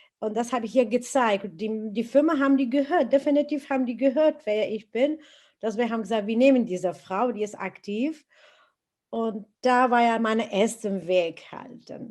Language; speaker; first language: German; non-native, fluent; Arabic